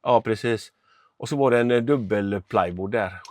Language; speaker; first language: Swedish; native; Swedish